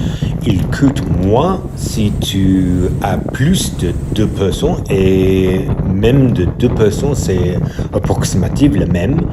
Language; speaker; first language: French; non-native, learner; English